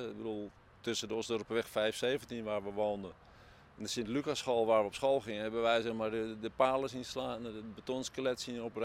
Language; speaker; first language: Dutch; native; Dutch